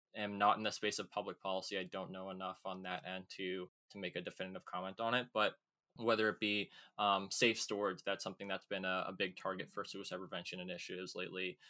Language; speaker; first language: English; native; English